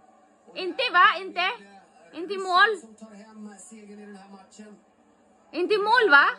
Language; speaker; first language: Swedish; non-native, learner; Filipino